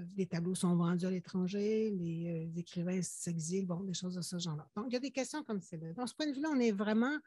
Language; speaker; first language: French; native; French